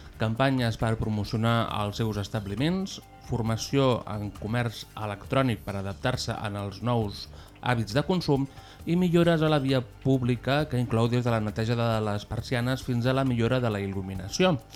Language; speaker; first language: Catalan; native; Catalan